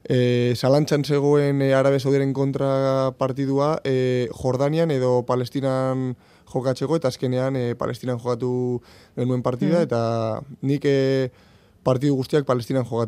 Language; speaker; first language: Basque; non-native, local second language; Spanish